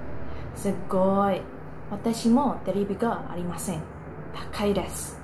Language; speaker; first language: Japanese; non-native, learner; Malay